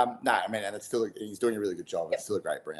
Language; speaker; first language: English; native; English